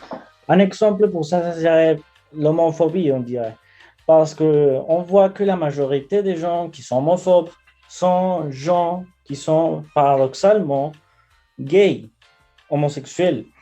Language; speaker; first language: French; non-native, fluent; Spanish